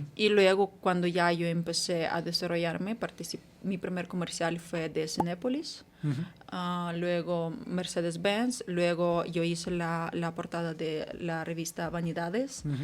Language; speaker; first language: Spanish; non-native, fluent; Ukrainian